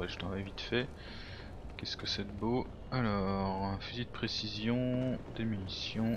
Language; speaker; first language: French; native; French